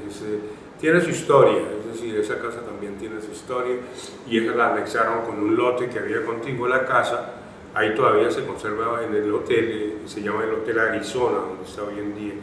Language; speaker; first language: Spanish; native; Spanish